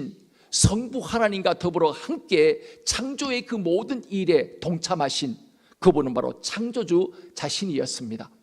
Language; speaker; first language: Korean; native; Korean